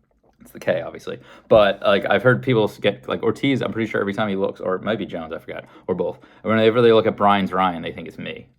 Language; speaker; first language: English; native; English